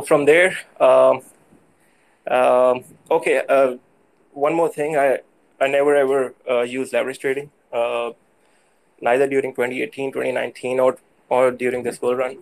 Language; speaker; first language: English; non-native, local second language; Urdu